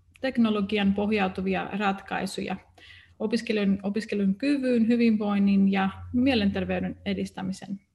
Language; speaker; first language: Finnish; non-native, fluent; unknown